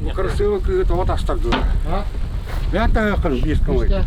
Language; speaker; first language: Russian; non-native, local second language; Yakut